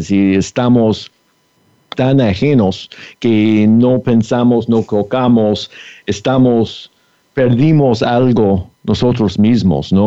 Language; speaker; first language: Spanish; non-native, fluent; English